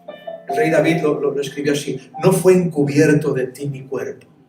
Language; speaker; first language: Spanish; native; Spanish